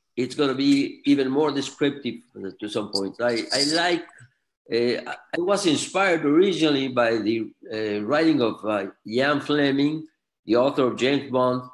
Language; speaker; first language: English; non-native, fluent; Spanish